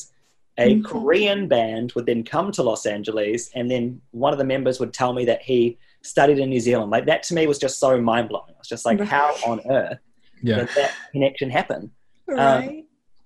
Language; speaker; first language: English; native; English